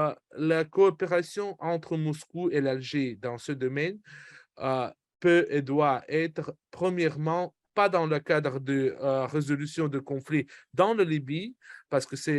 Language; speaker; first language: French; non-native, fluent; Russian